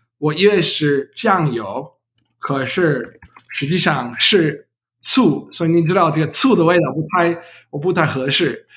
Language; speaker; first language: Chinese; non-native, learner; English